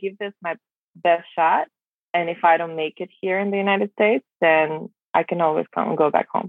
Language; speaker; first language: English; non-native, fluent; Russian